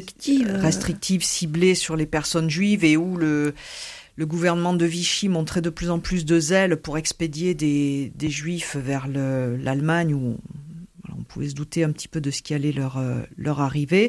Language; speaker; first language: French; native; French